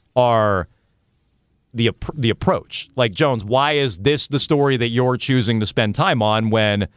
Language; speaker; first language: English; native; English